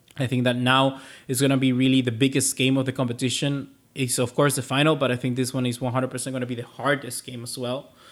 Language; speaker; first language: English; non-native, fluent; Spanish